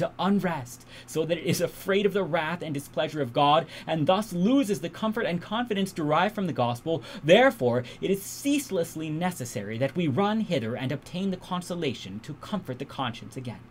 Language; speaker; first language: English; native; English